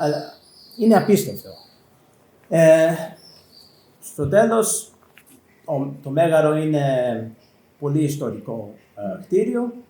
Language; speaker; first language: Greek; non-native, learner; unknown